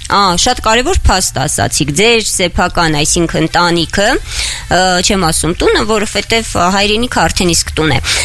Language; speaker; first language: Armenian; native; Armenian